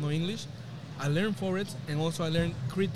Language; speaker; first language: English; non-native, fluent; Spanish